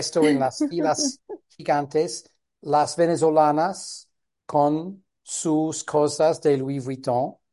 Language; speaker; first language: Spanish; non-native, fluent; English